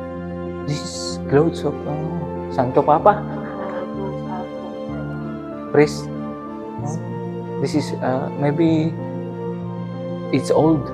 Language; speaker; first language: English; non-native, learner; Filipino